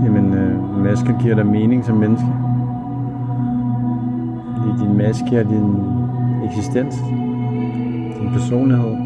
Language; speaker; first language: Danish; native; Danish